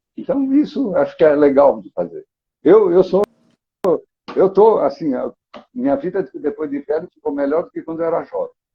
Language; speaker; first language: Portuguese; native; Portuguese